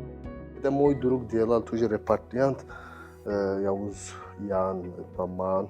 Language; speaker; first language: Russian; non-native, learner; Turkish